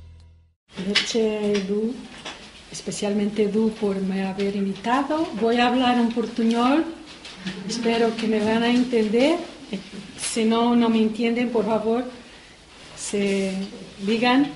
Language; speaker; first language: Spanish; non-native, fluent; Portuguese